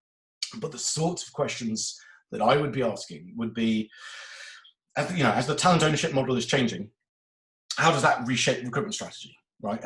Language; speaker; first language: English; native; English